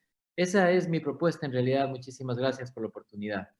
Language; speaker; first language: Spanish; native; Spanish